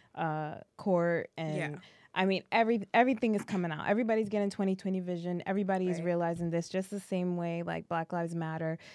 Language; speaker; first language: English; early bilingual, other home language; French